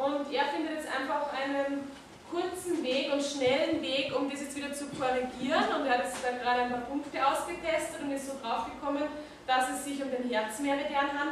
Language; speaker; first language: German; native; German